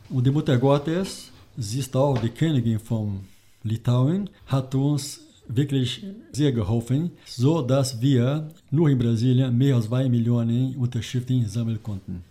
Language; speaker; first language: German; non-native, fluent; Portuguese